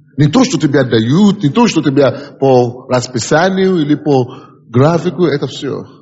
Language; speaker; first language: Russian; non-native, fluent; Yoruba